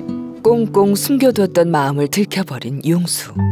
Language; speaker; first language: Korean; native; Korean